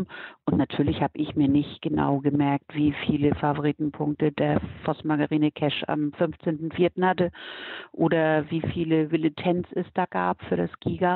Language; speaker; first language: German; native; German